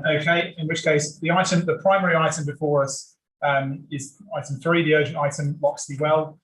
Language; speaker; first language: English; native; English